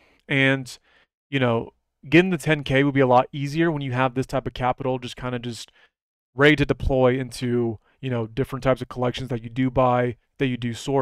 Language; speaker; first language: English; native; English